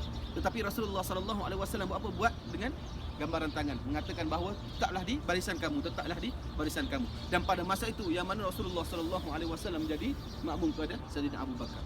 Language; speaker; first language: Malay; native; Malay